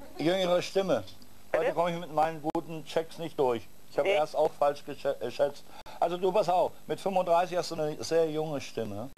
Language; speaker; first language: German; native; German